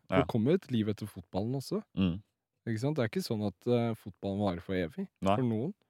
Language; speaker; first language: Norwegian; early bilingual, other home language; Riffian